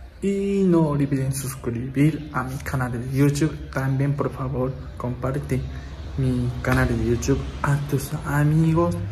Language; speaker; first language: Spanish; non-native, learner; Japanese